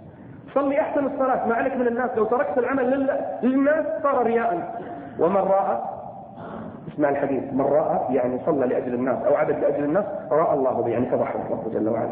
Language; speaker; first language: Arabic; native; Arabic